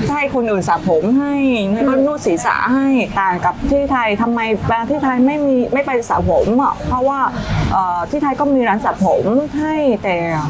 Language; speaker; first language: Thai; non-native, fluent; Vietnamese